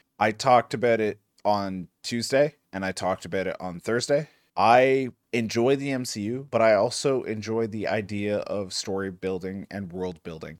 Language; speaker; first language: English; native; English